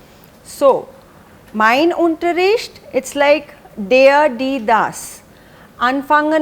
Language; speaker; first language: German; non-native, fluent; Hindi